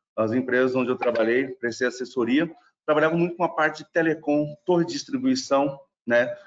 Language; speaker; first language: Portuguese; non-native, fluent; German